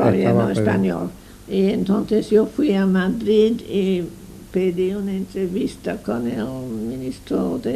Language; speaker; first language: Spanish; non-native, fluent; English